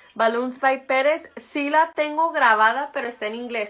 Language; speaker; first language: Spanish; early bilingual, heritage; Spanish